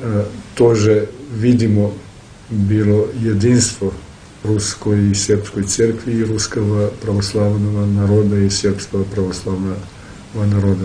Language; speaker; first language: Russian; non-native, learner; Serbian